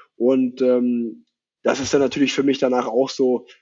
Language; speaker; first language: German; native; German